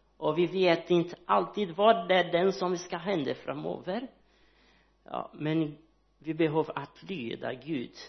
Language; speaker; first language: Swedish; non-native, learner; Portuguese